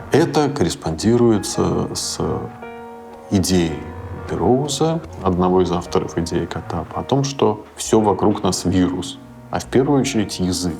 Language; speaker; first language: Russian; native; Russian